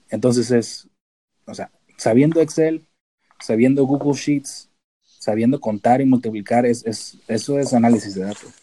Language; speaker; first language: Spanish; native; Spanish